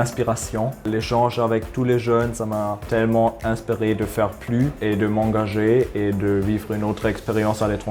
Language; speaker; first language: French; non-native, fluent; German